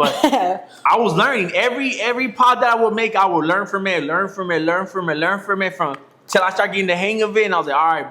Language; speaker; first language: English; native; English